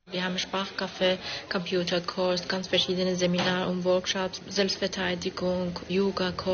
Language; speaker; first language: German; non-native, fluent; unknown